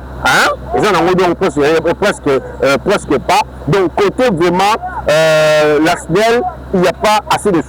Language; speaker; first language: French; non-native, local second language; Lingala